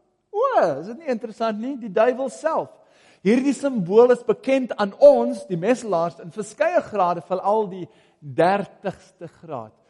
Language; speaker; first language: Afrikaans; non-native, fluent; English